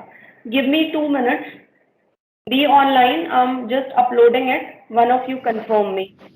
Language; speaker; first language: English; non-native, local second language; Hindi